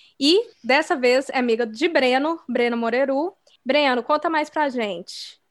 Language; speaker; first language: Portuguese; native; Portuguese